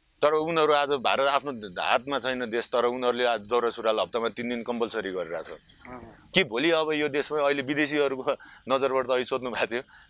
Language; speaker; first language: Nepali; native; Nepali